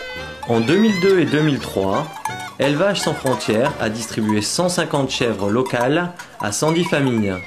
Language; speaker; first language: French; native; French